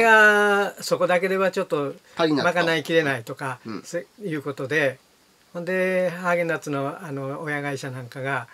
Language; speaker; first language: Japanese; native; Japanese